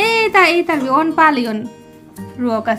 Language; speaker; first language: Finnish; non-native, learner; Bangla